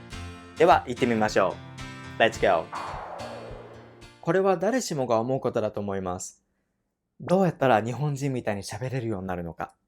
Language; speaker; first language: Japanese; non-native, fluent; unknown